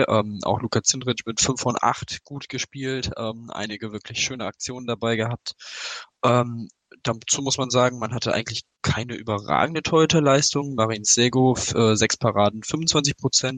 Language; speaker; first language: German; native; German